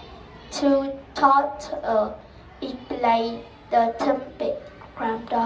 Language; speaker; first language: English; non-native, learner; Vietnamese